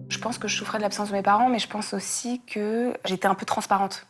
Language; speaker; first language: French; native; French